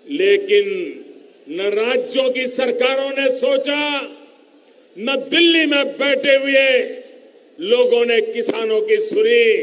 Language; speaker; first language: Hindi; non-native, local second language; Gujarati